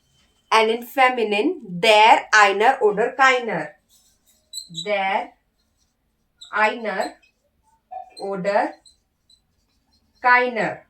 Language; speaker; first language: German; non-native, learner; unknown